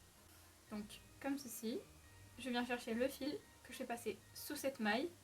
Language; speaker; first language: French; native; French